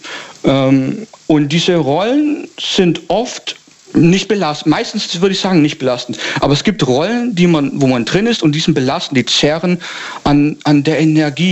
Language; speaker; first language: German; native; German